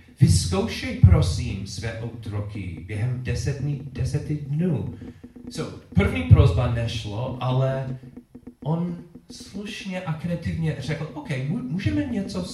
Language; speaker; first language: Czech; non-native, learner; English